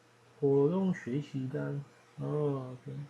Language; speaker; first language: Chinese; non-native, learner; Dutch